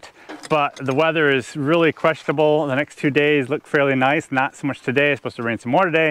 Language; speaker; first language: English; native; English